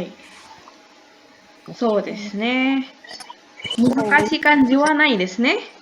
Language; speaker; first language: Japanese; non-native, learner; Indonesian